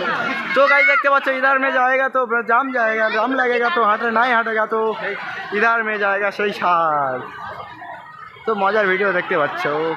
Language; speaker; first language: Hindi; non-native, learner; Bangla